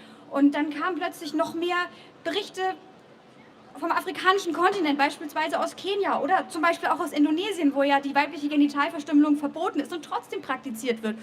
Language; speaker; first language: German; native; German